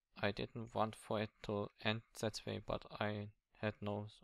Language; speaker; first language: English; non-native, learner; German